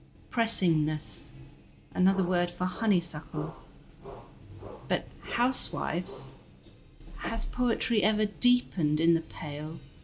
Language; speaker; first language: English; native; English